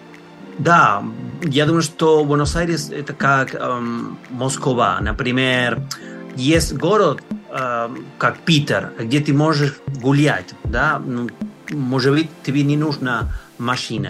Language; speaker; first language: Russian; non-native, learner; Spanish